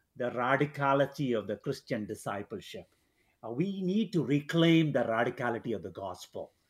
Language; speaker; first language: English; non-native, local second language; Malayalam